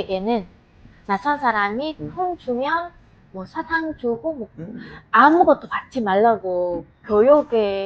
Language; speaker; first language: Korean; non-native, fluent; Vietnamese